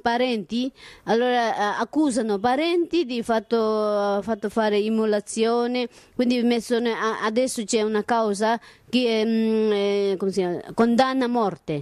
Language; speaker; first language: Italian; non-native, learner; Tibetan